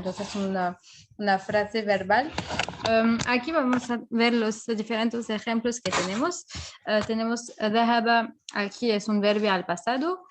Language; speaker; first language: Spanish; non-native, fluent; Arabic